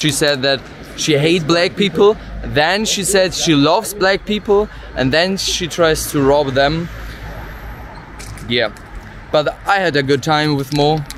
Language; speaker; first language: English; non-native, fluent; German